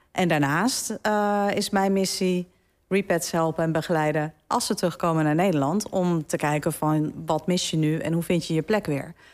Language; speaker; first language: Dutch; native; Dutch